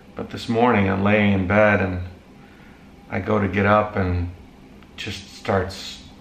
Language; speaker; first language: English; native; English